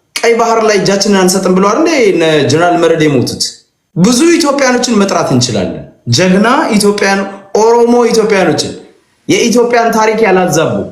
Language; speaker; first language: Amharic; native; Amharic